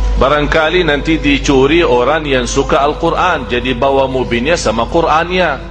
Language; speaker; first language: Malay; non-native, fluent; Arabic